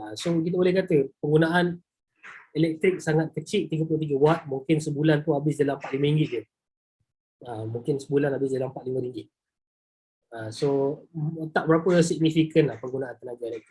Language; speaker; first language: Malay; native; Malay